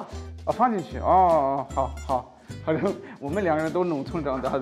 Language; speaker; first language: Chinese; non-native, fluent; German